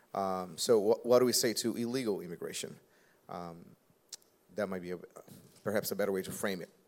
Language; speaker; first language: English; non-native, fluent; Portuguese